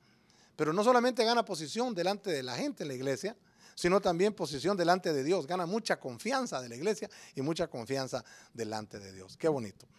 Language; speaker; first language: Spanish; native; Spanish